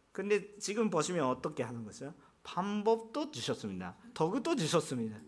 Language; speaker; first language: Korean; non-native, fluent; Japanese